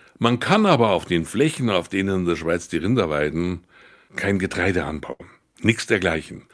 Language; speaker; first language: German; native; German